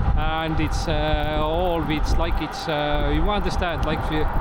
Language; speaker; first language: English; non-native, learner; Estonian